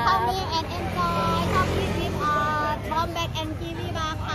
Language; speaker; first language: English; non-native, learner; Thai